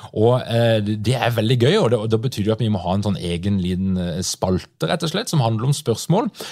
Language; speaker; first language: Norwegian; native; Norwegian